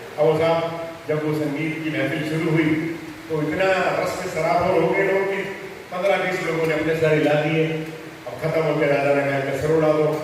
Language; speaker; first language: Hindi; non-native, local second language; Punjabi